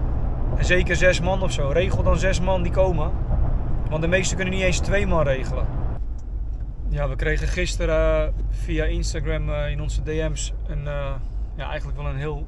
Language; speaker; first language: Dutch; native; Dutch